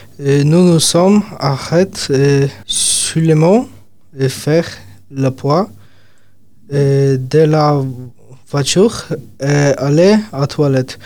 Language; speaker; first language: French; non-native, learner; Polish